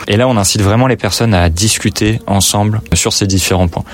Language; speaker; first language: French; native; French